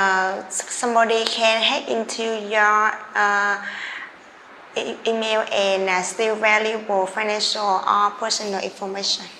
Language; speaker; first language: English; non-native, learner; Vietnamese